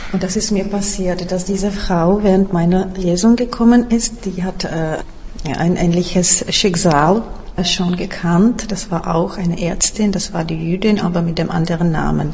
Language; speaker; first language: German; non-native, fluent; Czech